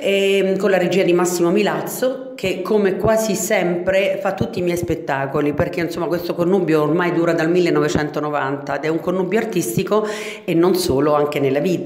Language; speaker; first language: Italian; native; Italian